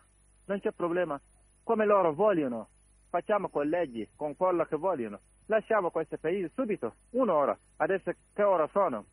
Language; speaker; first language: Italian; non-native, learner; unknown